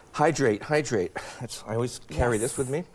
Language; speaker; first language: English; native; English